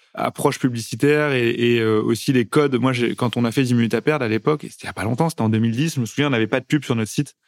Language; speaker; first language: French; native; French